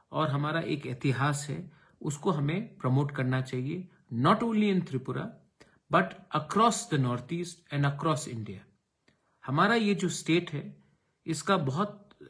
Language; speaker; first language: Hindi; non-native, local second language; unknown